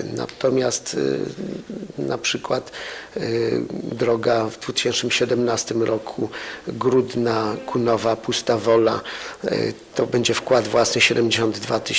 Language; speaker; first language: Polish; native; Polish